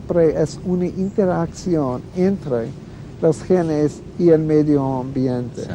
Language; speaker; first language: Spanish; non-native, fluent; English